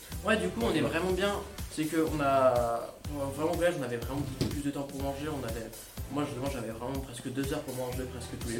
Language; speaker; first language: French; native; French